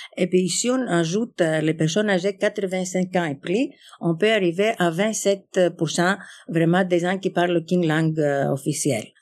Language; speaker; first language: French; non-native, fluent; Greek